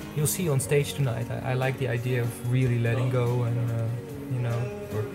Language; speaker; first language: English; non-native, fluent; Dutch